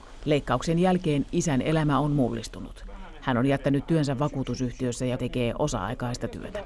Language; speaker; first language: Finnish; native; Finnish